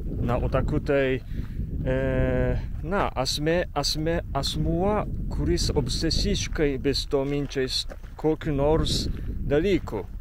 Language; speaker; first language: Lithuanian; non-native, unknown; Japanese